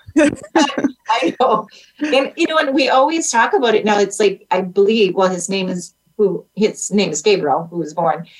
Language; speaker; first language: English; native; English